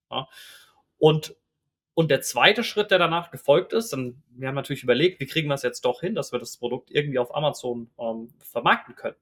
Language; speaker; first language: German; native; German